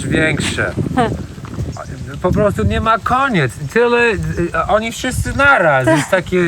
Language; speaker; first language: Polish; non-native, learner; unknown